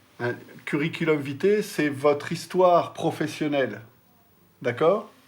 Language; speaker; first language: French; native; French